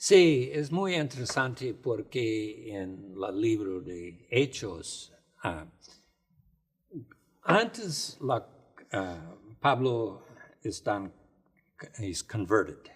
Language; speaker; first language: Spanish; non-native, fluent; English